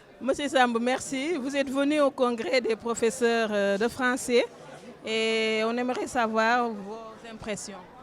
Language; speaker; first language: French; non-native, local second language; Wolof